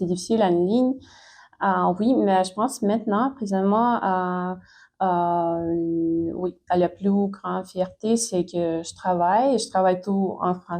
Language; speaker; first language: French; non-native, fluent; Ukrainian